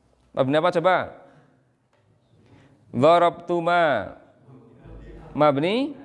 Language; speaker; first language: Arabic; non-native, fluent; Indonesian